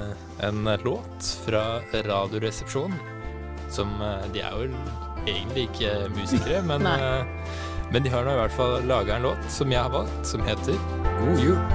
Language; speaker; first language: Norwegian; native; Norwegian